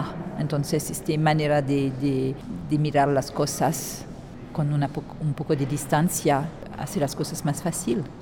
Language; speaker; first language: Spanish; non-native, fluent; French